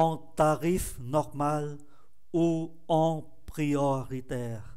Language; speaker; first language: French; non-native, fluent; Vietnamese